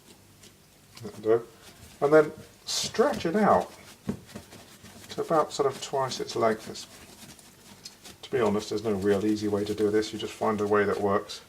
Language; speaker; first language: English; native; English